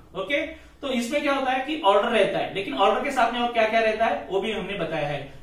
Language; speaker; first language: Hindi; non-native, local second language; Marathi